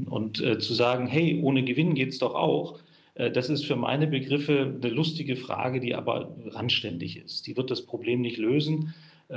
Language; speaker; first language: German; native; German